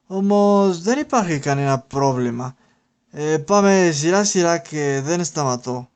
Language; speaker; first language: Greek; non-native, learner; Spanish